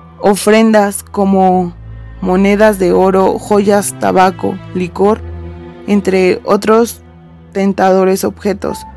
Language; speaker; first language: Spanish; native; Spanish